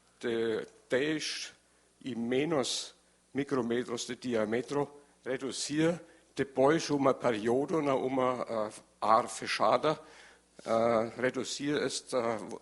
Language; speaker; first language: Portuguese; non-native, learner; German